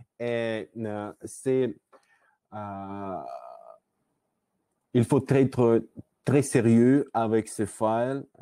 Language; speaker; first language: French; non-native, learner; Russian